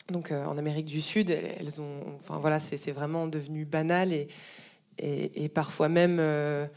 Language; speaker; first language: French; native; French